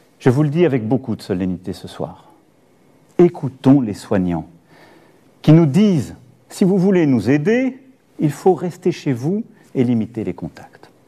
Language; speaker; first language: French; native; French